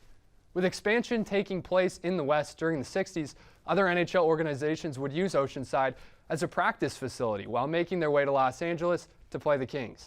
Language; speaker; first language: English; native; English